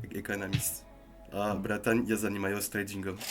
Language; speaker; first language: Russian; non-native, learner; French